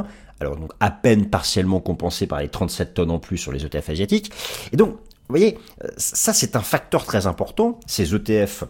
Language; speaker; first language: French; native; French